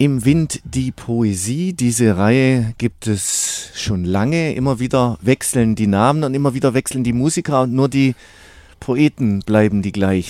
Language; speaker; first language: German; native; German